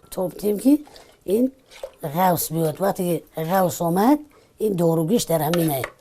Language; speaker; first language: Tajik; non-native, local second language; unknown